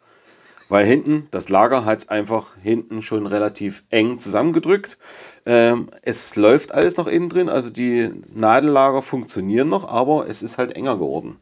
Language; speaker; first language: German; native; German